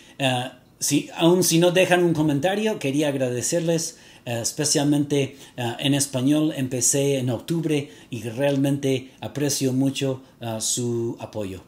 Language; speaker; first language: Spanish; native; Spanish